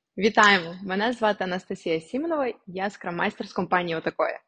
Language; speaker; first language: Ukrainian; non-native, local second language; Russian